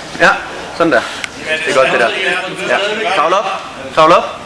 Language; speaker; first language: Danish; native; Danish